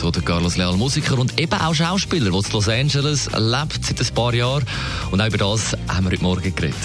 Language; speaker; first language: German; native; German